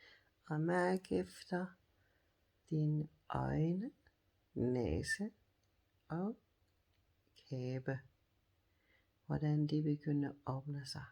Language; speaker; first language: Danish; non-native, fluent; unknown